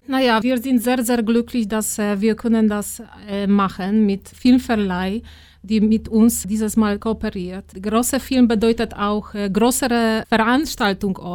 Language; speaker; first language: German; non-native, fluent; Polish